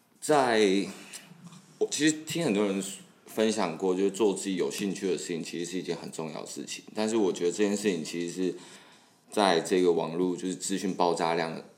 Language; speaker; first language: Chinese; native; Chinese